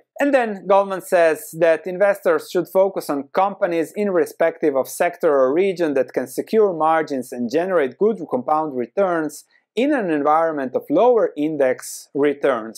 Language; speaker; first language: English; non-native, fluent; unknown